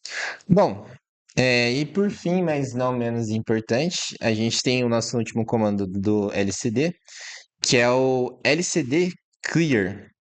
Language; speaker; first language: Portuguese; native; Portuguese